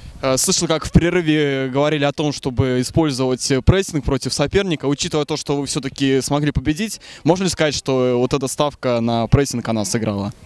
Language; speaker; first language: Russian; native; Russian